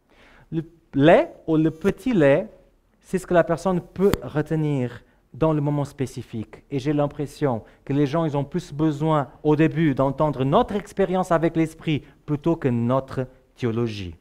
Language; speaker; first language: French; native; French